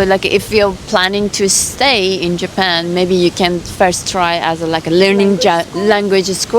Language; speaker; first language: English; non-native, fluent; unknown